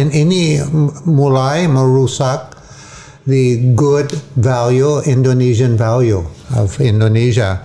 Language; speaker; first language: Indonesian; non-native, fluent; English